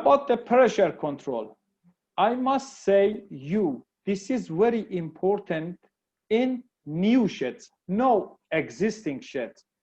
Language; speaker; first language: English; non-native, learner; Persian